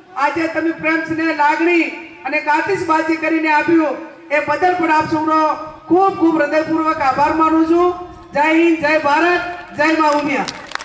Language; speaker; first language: Gujarati; native; Gujarati